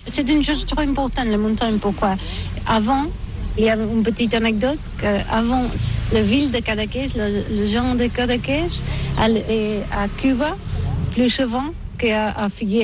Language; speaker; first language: French; non-native, learner; Catalan